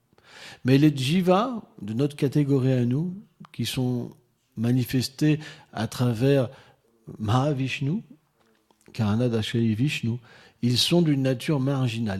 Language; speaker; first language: French; native; French